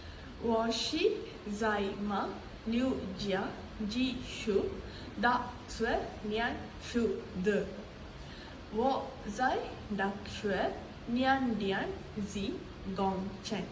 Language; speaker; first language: Chinese; non-native, learner; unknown